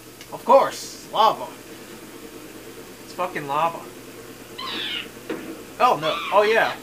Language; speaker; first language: English; native; English